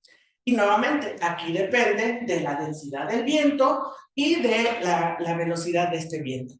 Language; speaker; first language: Spanish; native; Spanish